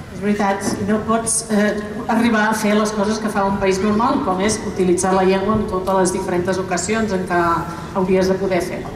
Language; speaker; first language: Catalan; non-native, fluent; English